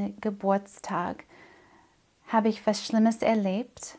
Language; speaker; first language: German; non-native, fluent; English